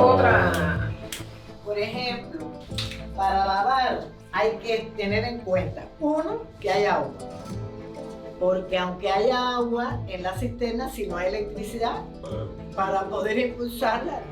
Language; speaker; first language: Spanish; native; Spanish